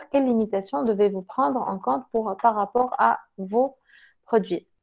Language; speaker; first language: French; non-native, local second language; Arabic